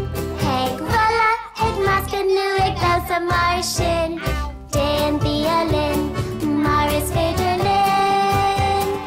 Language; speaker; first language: Irish; native; Irish